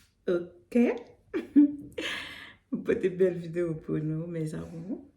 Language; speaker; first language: French; non-native, learner; Haitian Creole